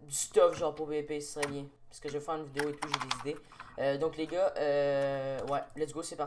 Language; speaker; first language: French; native; French